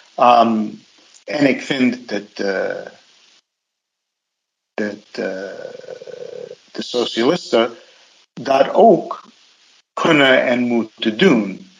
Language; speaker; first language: Dutch; non-native, fluent; English